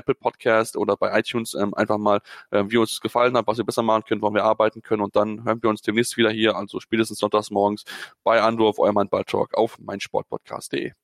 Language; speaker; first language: German; native; German